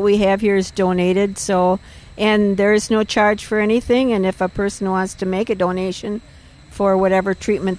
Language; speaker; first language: English; native; English